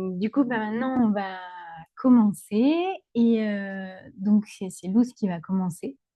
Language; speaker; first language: French; native; French